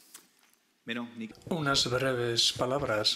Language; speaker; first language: Spanish; native; Spanish